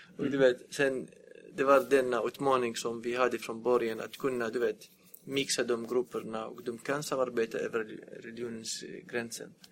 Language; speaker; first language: Swedish; non-native, fluent; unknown